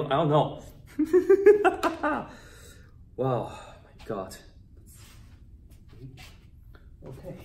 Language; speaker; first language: English; non-native, fluent; Chinese